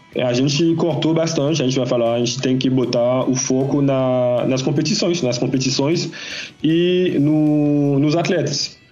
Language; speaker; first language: Portuguese; non-native, fluent; French